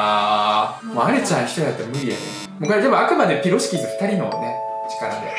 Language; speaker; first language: Japanese; early bilingual, other home language; Russian